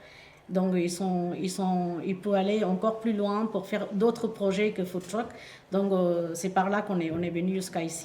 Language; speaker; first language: French; non-native, fluent; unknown